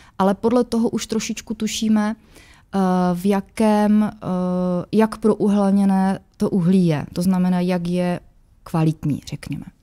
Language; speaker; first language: Czech; native; Czech